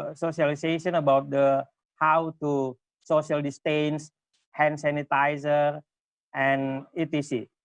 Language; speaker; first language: English; non-native, local second language; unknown